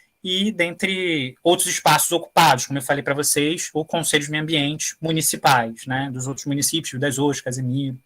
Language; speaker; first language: Portuguese; native; Portuguese